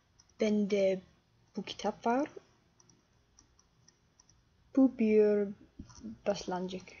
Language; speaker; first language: Turkish; non-native, learner; English